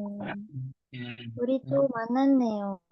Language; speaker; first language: Korean; non-native, fluent; Indonesian